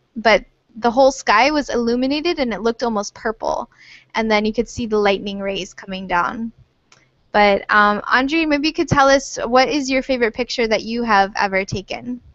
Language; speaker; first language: English; native; English